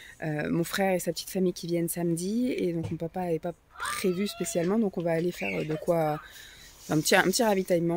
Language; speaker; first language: French; native; French